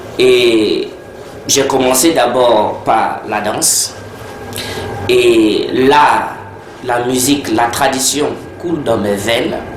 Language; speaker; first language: French; early bilingual, heritage; French